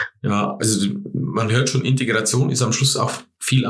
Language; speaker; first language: German; native; German